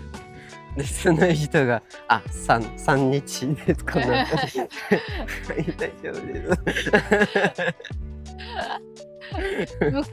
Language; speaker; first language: Japanese; non-native, fluent; English